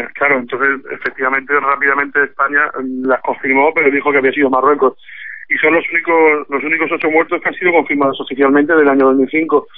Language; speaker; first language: Spanish; native; Spanish